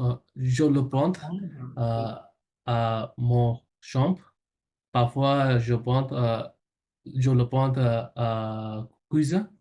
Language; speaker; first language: French; non-native, learner; Bangla